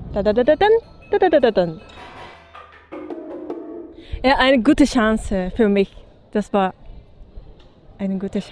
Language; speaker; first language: German; non-native, learner; Japanese